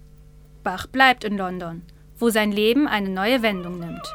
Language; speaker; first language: German; native; German